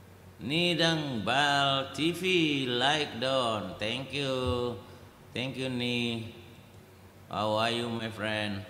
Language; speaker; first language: English; non-native, learner; Indonesian